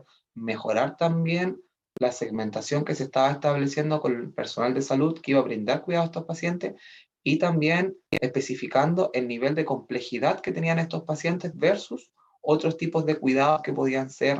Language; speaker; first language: Spanish; native; Spanish